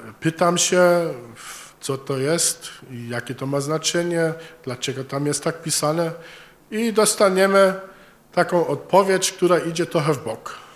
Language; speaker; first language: Polish; early bilingual, heritage; German